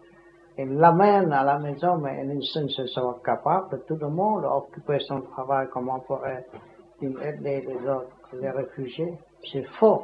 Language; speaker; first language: French; non-native, learner; Vietnamese